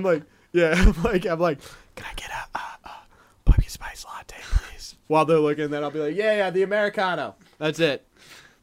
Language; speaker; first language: English; native; English